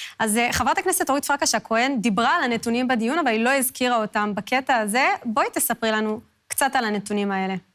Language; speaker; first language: Hebrew; native; Hebrew